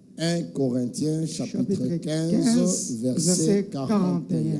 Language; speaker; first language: French; non-native, local second language; Lingala